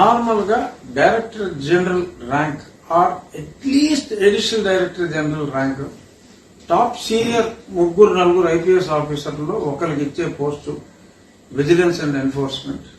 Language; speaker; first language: Telugu; native; Telugu